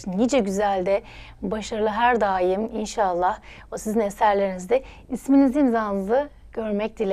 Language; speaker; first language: Turkish; native; Turkish